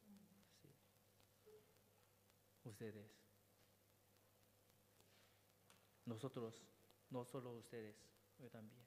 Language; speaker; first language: Spanish; non-native, learner; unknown